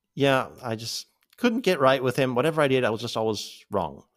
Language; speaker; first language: English; native; English